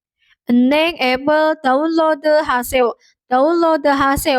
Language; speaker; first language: Korean; non-native, fluent; Indonesian